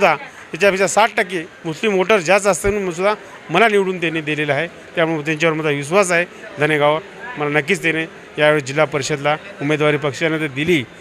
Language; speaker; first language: Marathi; native; Marathi